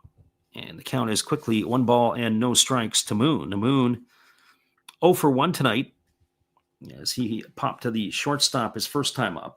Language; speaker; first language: English; native; English